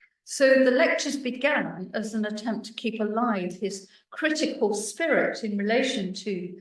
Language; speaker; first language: English; native; English